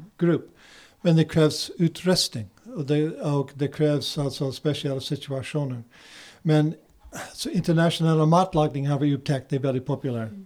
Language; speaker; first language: Swedish; non-native, fluent; English